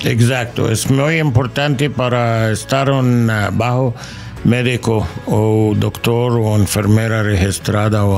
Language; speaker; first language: Spanish; non-native, learner; English